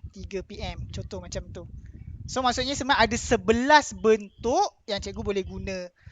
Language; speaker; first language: Malay; native; Malay